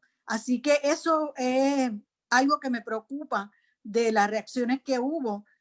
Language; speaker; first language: Spanish; native; Spanish